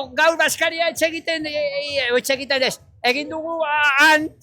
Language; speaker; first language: Basque; non-native, learner; Spanish